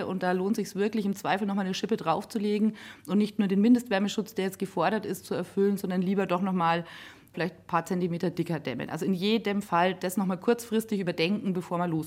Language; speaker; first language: German; native; German